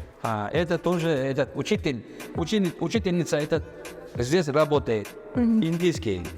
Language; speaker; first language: Russian; non-native, local second language; Uzbek